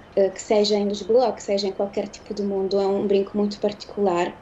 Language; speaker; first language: Portuguese; early bilingual, heritage; Portuguese